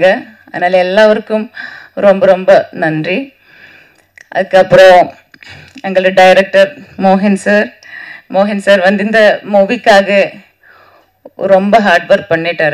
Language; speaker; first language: Tamil; non-native, learner; Malayalam